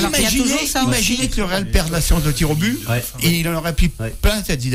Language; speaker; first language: French; native; French